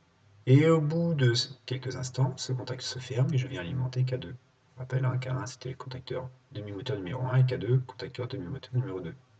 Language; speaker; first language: French; native; French